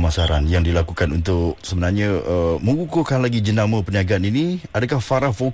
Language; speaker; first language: Malay; native; Malay